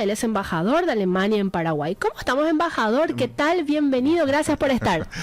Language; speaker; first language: Spanish; native; Spanish